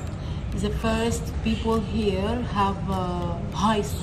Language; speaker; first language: English; non-native, learner; Arabic